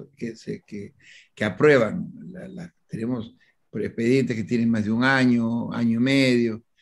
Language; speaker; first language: Spanish; native; Spanish